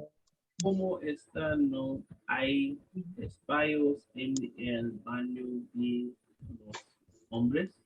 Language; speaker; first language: Spanish; non-native, learner; English